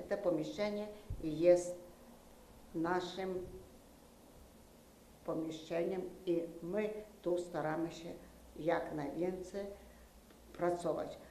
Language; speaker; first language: Polish; non-native, learner; Ukrainian